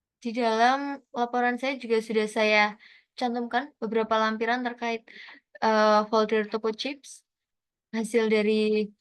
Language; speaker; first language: Indonesian; native; Indonesian